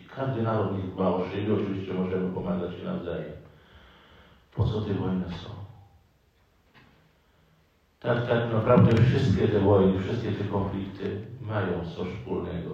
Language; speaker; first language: Polish; non-native, fluent; Arabic